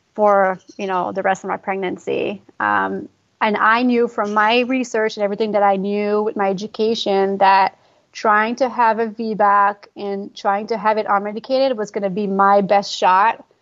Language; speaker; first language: English; non-native, fluent; French